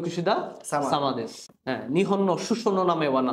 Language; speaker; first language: Japanese; non-native, fluent; Bangla